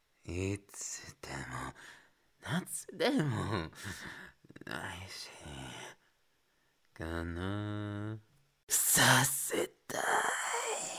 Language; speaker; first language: Japanese; non-native, learner; Spanish